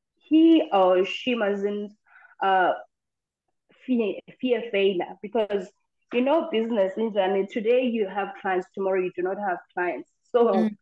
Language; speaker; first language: English; non-native, local second language; Xhosa